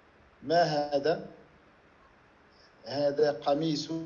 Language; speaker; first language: Arabic; non-native, learner; French